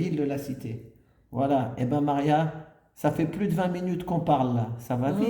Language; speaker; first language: French; native; French